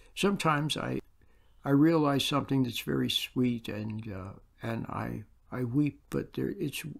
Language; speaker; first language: English; native; English